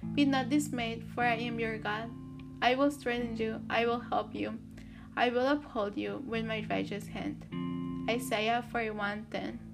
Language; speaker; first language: English; early bilingual, other home language; Spanish